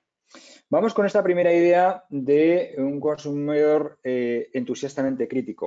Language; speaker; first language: Spanish; native; Spanish